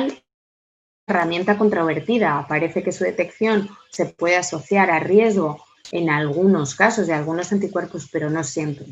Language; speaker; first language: Spanish; native; Spanish